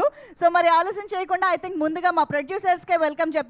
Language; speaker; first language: Telugu; native; Telugu